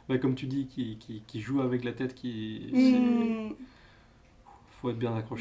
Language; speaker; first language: French; native; French